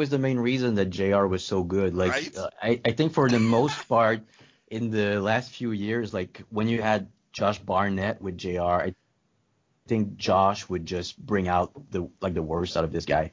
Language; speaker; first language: English; non-native, fluent; French